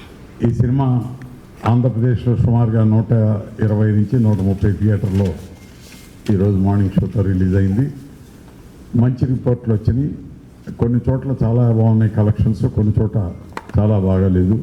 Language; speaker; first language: Telugu; native; Telugu